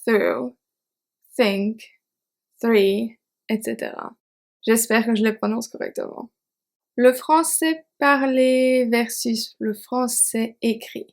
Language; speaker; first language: French; native; French